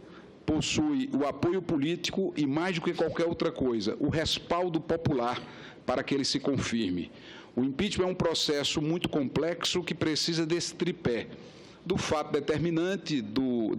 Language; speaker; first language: Portuguese; native; Portuguese